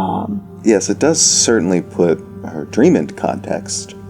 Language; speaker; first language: English; native; English